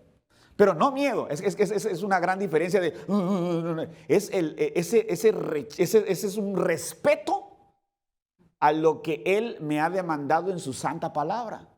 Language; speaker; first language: Spanish; native; Spanish